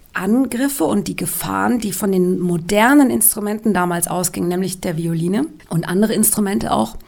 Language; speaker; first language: German; native; German